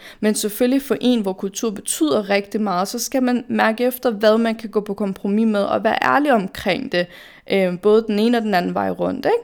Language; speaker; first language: Danish; early bilingual, other home language; Arabic